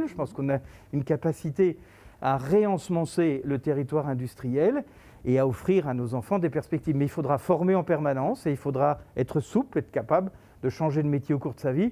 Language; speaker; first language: French; native; French